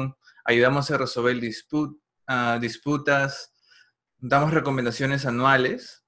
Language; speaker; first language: Spanish; non-native, fluent; English